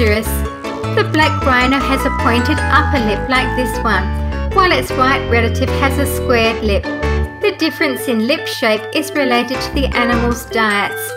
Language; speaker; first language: English; native; English